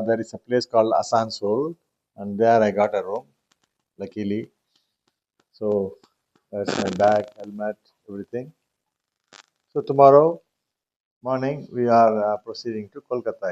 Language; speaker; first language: English; non-native, local second language; Tamil